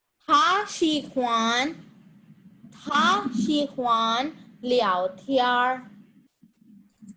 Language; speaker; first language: Chinese; non-native, fluent; Hindi